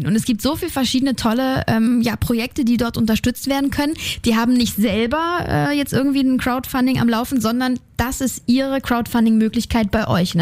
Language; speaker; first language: German; native; German